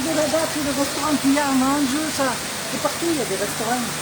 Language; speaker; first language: French; native; French